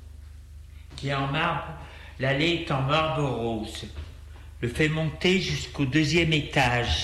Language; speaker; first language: French; native; French